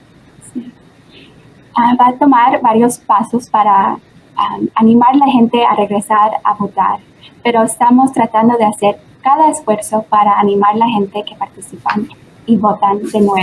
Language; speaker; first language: Spanish; early bilingual, heritage; Spanish